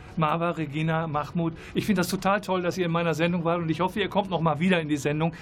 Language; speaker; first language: German; native; German